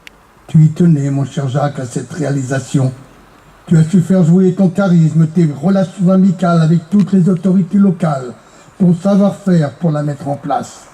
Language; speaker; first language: French; native; French